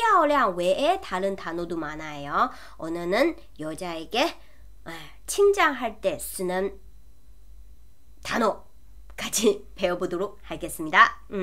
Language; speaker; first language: Korean; non-native, fluent; Chinese